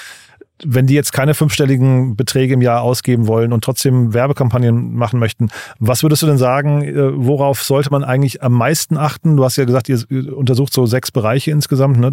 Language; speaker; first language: German; native; German